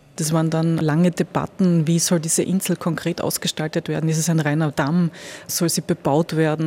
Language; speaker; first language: German; native; German